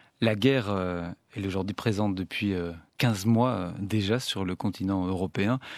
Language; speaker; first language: French; native; French